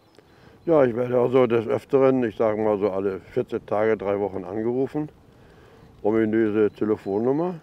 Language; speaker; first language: German; native; German